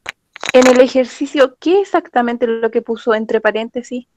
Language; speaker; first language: Spanish; native; Spanish